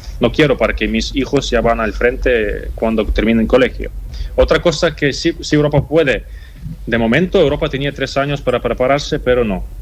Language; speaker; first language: Spanish; non-native, fluent; Ukrainian